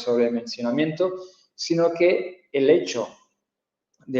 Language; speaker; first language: Spanish; native; Spanish